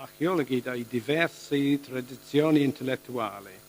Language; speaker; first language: Italian; non-native, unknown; English